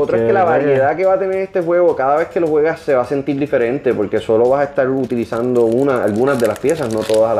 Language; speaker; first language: Spanish; native; Spanish